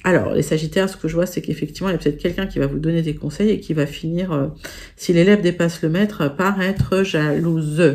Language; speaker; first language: French; native; French